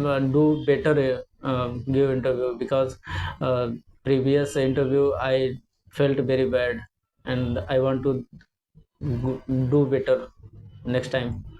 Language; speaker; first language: English; non-native, learner; Hindi